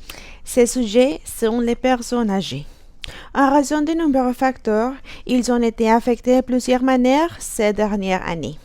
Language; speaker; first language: French; non-native, learner; Spanish